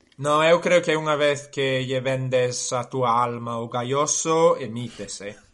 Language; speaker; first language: Galician; non-native, fluent; English